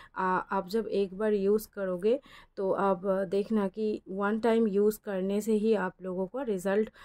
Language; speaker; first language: Hindi; non-native, local second language; Bangla